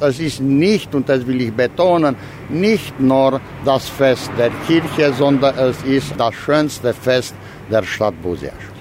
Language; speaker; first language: German; non-native, local second language; Romanian